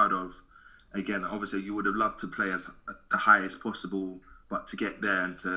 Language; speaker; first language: English; native; English